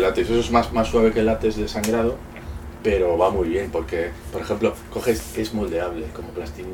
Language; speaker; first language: Spanish; native; Spanish